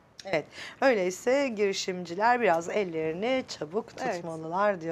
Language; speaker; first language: Turkish; native; Turkish